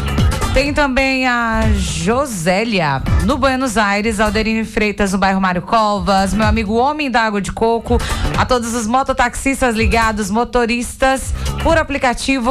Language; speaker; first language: Portuguese; native; Portuguese